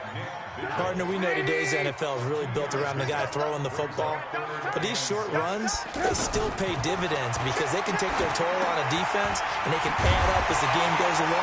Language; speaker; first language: English; native; English